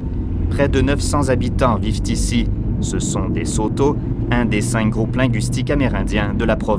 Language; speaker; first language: French; native; French